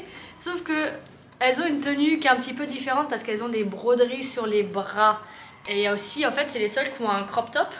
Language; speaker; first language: French; native; French